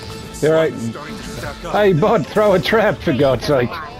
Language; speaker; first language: English; native; English